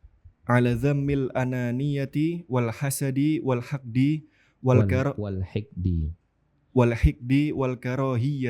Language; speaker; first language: Arabic; non-native, learner; Indonesian